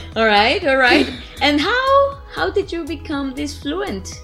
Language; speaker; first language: English; non-native, fluent; Portuguese